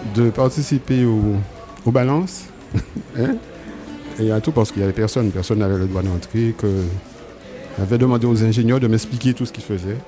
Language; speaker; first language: French; native; French